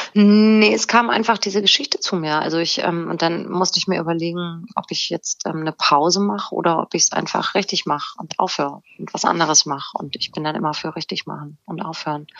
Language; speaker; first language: German; native; German